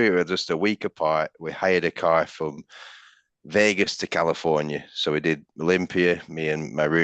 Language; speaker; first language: English; native; English